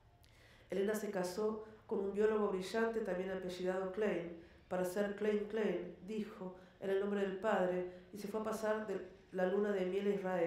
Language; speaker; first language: Spanish; native; Spanish